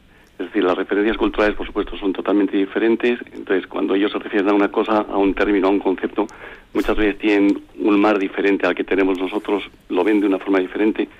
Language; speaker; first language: Spanish; native; Spanish